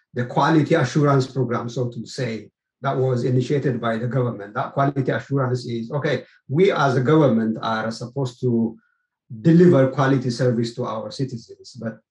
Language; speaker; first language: English; non-native, fluent; Amharic